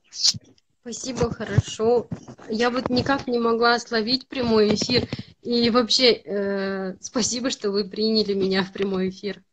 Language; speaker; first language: Russian; native; Russian